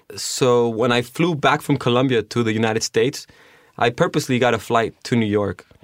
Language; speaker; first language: English; early bilingual, other home language; Spanish